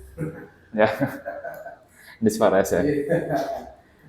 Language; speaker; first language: English; non-native, learner; Indonesian